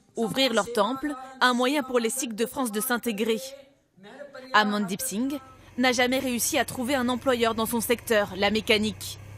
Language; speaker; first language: French; native; French